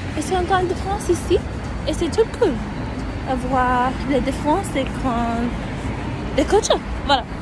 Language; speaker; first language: French; non-native, learner; English